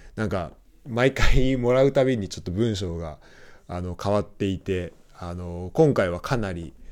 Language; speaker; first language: Japanese; native; Japanese